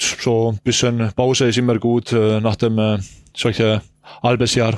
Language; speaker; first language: German; non-native, learner; Estonian